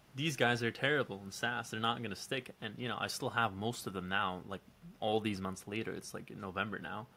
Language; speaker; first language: English; non-native, fluent; Dutch